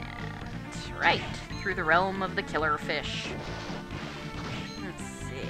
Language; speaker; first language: English; native; English